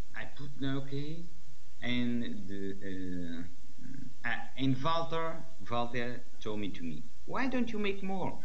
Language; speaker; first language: English; non-native, learner; Portuguese